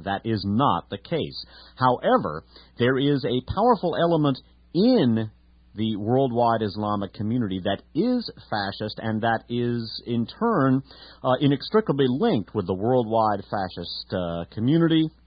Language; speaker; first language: English; native; English